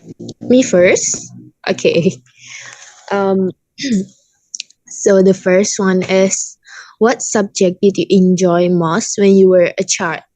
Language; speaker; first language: English; non-native, learner; Indonesian